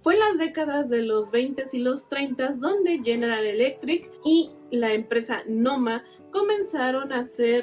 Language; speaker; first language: Spanish; native; Spanish